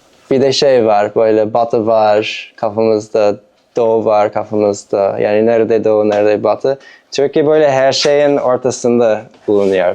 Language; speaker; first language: Turkish; non-native, fluent; English